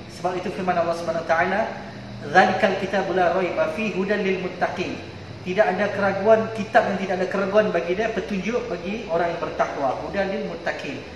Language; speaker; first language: Malay; native; Malay